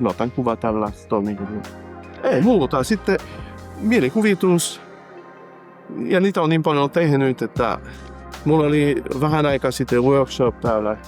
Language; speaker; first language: Finnish; non-native, fluent; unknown